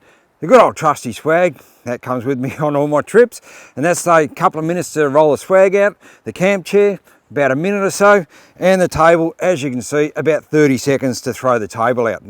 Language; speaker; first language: English; native; English